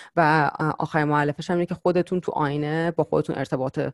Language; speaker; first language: Persian; native; Persian